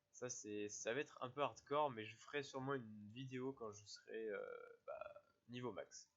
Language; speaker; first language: French; native; French